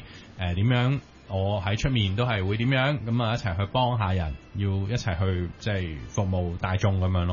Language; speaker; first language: Cantonese; native; Cantonese